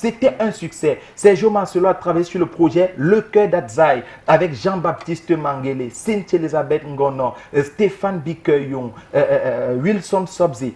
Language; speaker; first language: French; native; French